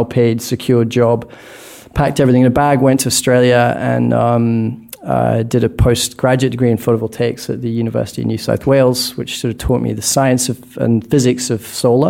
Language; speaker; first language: English; native; English